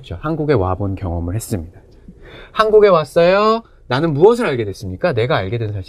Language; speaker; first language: Korean; native; Korean